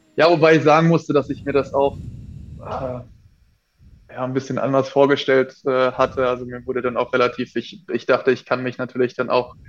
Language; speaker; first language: German; native; German